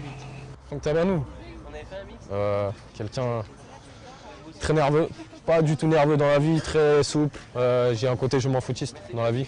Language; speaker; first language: French; native; French